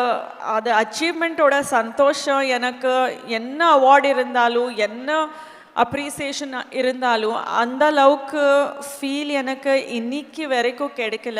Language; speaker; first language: Tamil; non-native, fluent; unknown